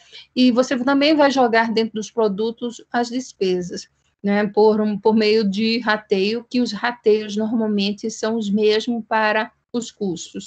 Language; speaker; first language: Portuguese; native; Portuguese